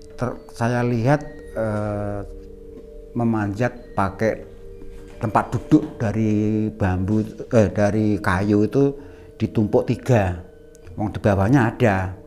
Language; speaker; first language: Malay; non-native, local second language; Javanese